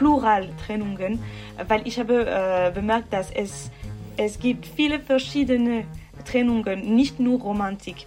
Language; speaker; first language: German; non-native, local second language; French